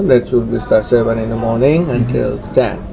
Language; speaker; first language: English; non-native, learner; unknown